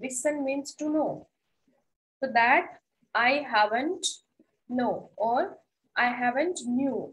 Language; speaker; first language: English; non-native, local second language; Hindi